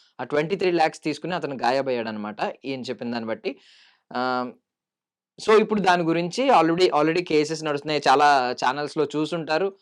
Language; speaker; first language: Telugu; native; Telugu